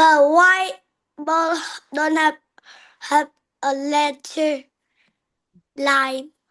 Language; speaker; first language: English; non-native, learner; Vietnamese